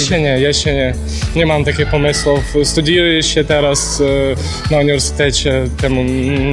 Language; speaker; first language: Polish; non-native, learner; Ukrainian